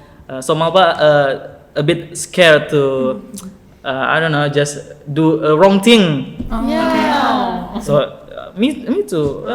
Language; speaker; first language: English; non-native, learner; Indonesian